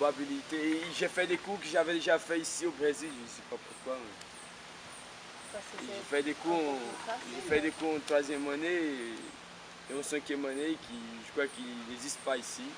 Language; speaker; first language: French; non-native, fluent; Portuguese